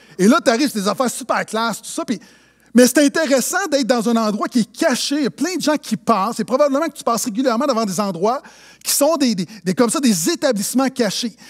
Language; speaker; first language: French; native; French